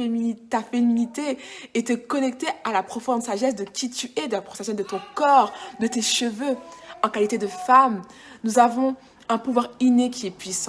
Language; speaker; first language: French; native; French